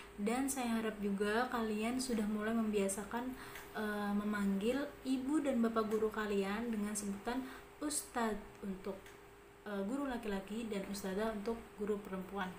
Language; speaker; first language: Indonesian; native; Indonesian